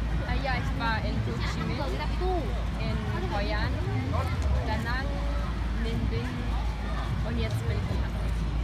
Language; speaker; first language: German; non-native, fluent; Norwegian